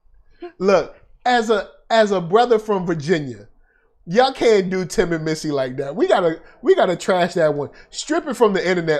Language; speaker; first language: English; native; English